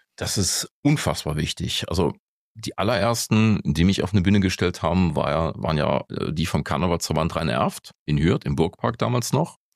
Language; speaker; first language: German; native; German